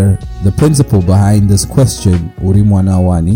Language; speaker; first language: English; non-native, local second language; Shona